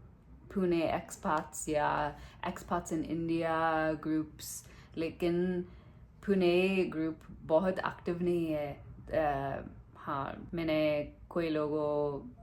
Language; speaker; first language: Hindi; non-native, learner; English